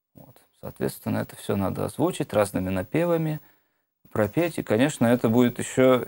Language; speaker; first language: Russian; native; Russian